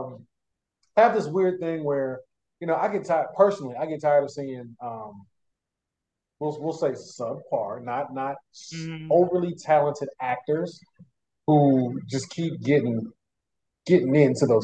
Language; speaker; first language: English; native; English